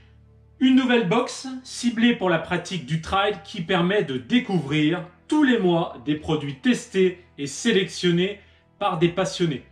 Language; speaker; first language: French; native; French